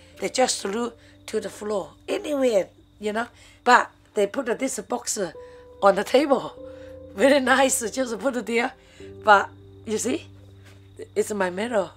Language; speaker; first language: English; non-native, learner; Chinese